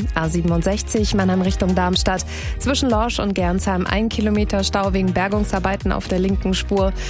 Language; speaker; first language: German; native; German